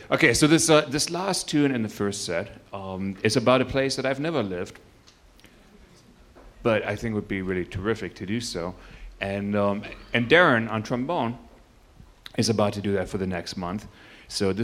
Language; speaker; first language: English; native; English